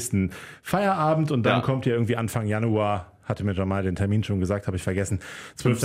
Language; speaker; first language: German; native; German